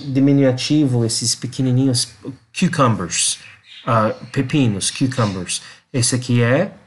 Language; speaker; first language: Portuguese; non-native, learner; English